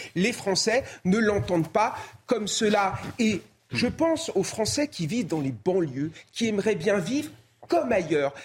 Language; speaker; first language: French; native; French